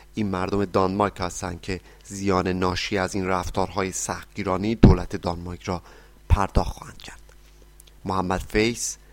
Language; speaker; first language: Persian; native; Persian